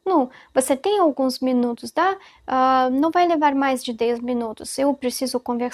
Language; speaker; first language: Portuguese; non-native, fluent; Russian